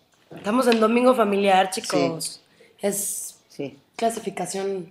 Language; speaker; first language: Spanish; native; Spanish